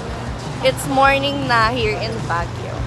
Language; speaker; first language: English; non-native, local second language; Filipino